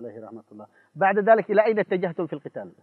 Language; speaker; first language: Arabic; native; Arabic